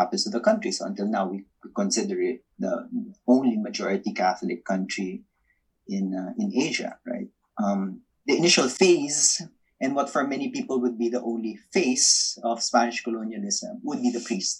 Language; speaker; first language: English; non-native, local second language; Filipino